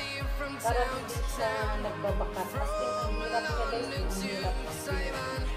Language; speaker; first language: Filipino; non-native, local second language; Cebuano